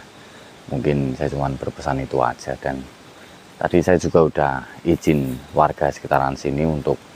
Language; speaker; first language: Indonesian; native; Indonesian